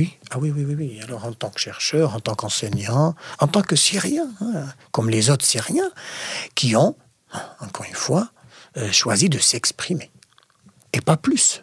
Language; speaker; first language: French; non-native, fluent; Arabic